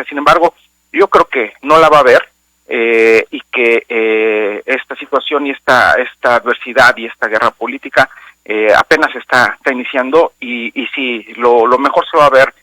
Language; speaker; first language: Spanish; native; Spanish